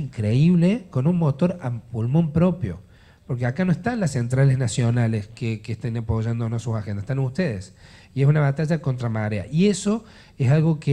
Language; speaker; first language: Spanish; native; Spanish